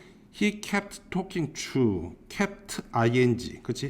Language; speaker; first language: English; non-native, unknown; Korean